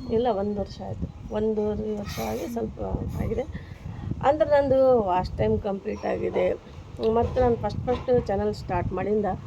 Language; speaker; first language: Kannada; native; Kannada